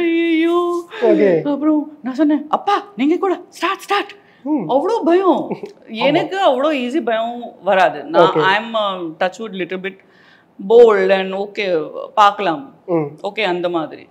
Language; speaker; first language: Tamil; non-native, learner; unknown